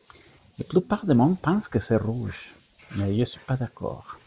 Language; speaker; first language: French; non-native, learner; Spanish